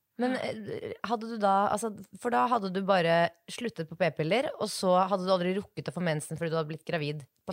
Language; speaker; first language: Norwegian; native; Norwegian